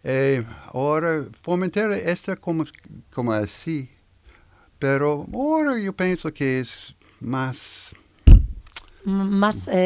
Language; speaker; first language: Spanish; non-native, learner; French